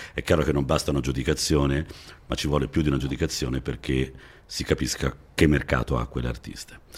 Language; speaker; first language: Italian; native; Italian